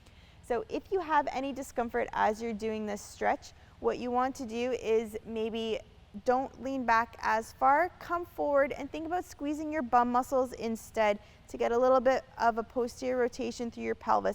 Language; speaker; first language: English; native; English